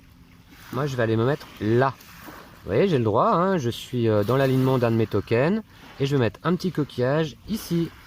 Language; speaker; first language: French; native; French